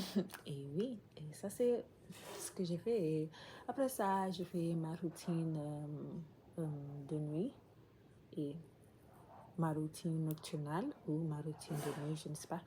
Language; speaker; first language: French; non-native, learner; English